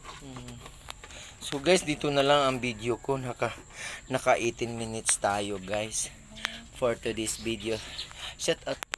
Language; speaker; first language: Filipino; non-native, local second language; Cebuano